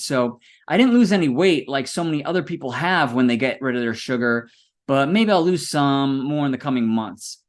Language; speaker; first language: English; native; English